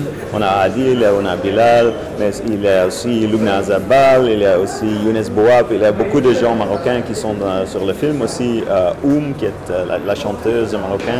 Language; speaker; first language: French; non-native, fluent; Dutch